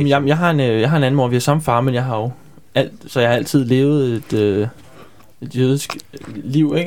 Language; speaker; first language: Danish; native; Danish